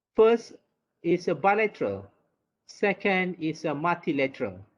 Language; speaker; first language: English; non-native, local second language; Malay